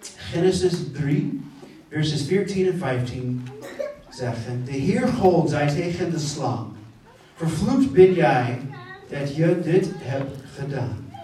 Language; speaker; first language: Dutch; non-native, fluent; English